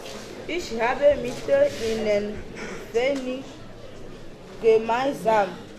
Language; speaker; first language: German; non-native, learner; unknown